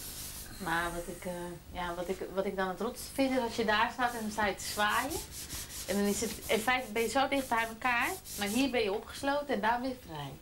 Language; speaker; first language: Dutch; native; Dutch